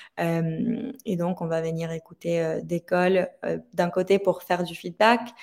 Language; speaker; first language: French; non-native, fluent; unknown